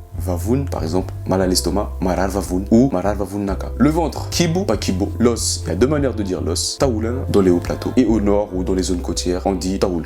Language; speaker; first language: French; non-native, local second language; Malagasy